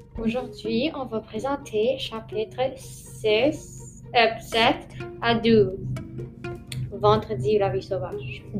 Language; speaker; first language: French; non-native, local second language; English